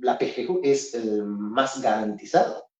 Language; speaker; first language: Spanish; non-native, fluent; Haitian Creole